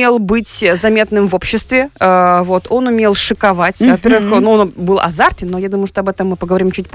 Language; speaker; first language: Russian; native; Russian